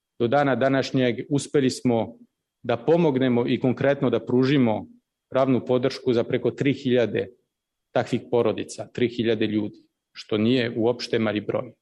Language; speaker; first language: Serbian; native; Serbian